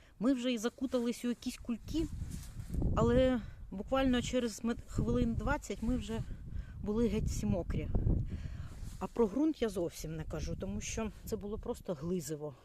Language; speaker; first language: Ukrainian; native; Ukrainian